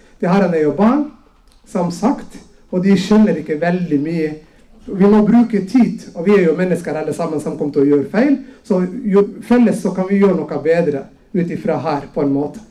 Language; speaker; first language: Norwegian; non-native, fluent; Somali